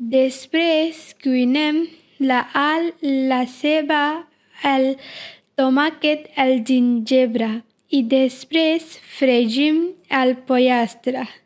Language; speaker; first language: Catalan; non-native, learner; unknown